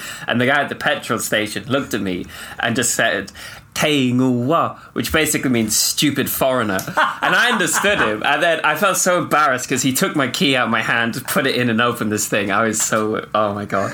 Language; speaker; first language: English; native; English